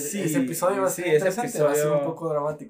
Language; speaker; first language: Spanish; native; Spanish